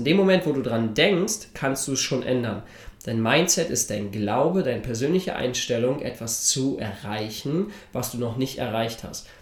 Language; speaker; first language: German; native; German